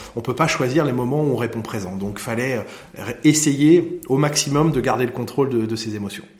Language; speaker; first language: French; native; French